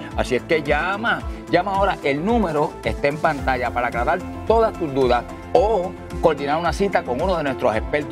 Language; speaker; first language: Spanish; native; Spanish